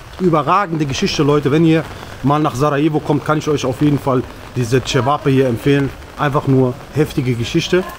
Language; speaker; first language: German; early bilingual, other home language; Arabic